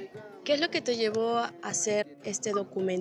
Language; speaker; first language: Spanish; native; Spanish